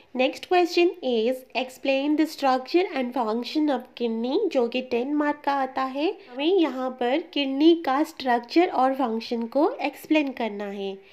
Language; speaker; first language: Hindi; non-native, local second language; Bangla